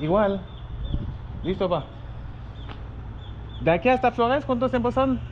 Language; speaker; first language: Spanish; non-native, learner; French